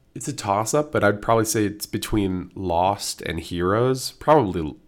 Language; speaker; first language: English; native; English